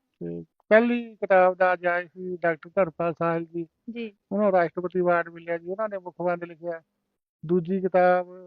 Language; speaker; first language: Punjabi; non-native, local second language; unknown